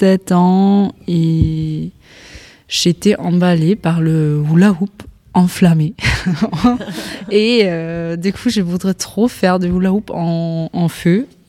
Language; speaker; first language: French; non-native, fluent; German